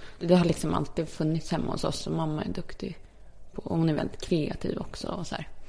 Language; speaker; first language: Swedish; early bilingual, other home language; Polish